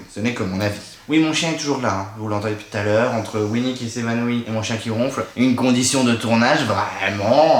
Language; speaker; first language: French; native; French